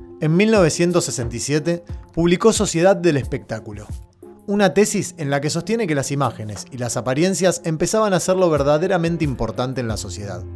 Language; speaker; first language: Spanish; native; Spanish